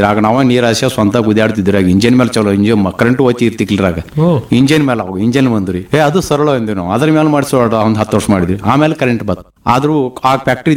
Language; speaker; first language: Kannada; native; Kannada